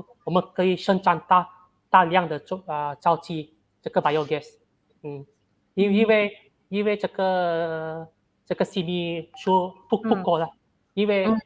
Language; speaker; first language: Chinese; non-native, local second language; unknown